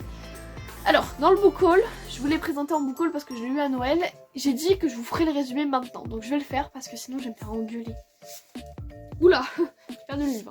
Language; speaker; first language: French; native; French